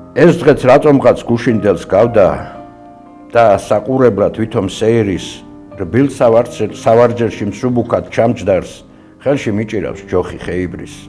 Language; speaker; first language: Georgian; native; Georgian